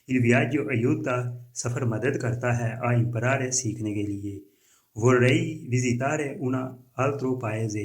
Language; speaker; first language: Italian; non-native, fluent; Urdu